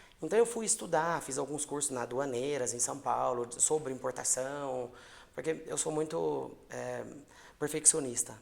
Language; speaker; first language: Portuguese; native; Portuguese